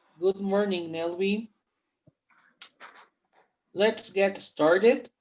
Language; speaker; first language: English; non-native, fluent; Spanish